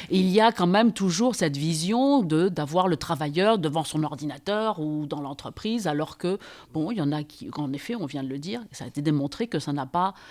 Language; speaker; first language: French; native; French